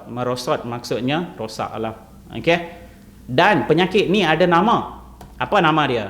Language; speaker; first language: Malay; non-native, local second language; Tamil